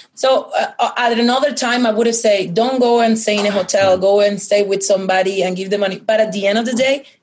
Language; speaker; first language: English; non-native, fluent; Spanish